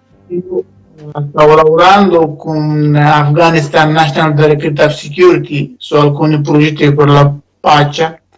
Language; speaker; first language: Italian; non-native, learner; Persian